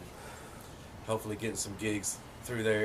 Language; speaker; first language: English; native; English